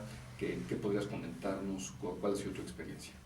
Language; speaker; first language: Spanish; native; Spanish